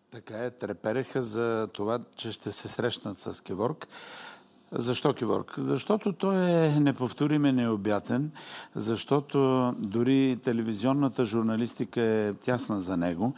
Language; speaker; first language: Bulgarian; native; Bulgarian